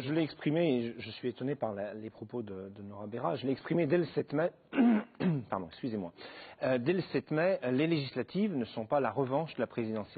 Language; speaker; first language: French; native; French